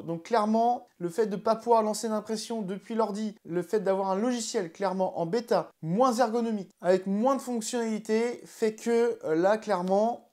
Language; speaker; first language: French; native; French